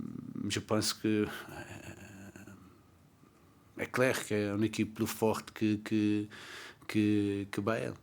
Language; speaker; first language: French; non-native, learner; Portuguese